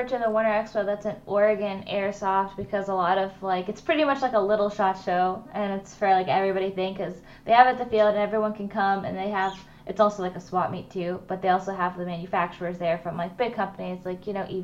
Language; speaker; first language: English; native; English